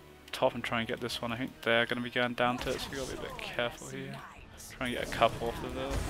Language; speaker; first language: English; native; English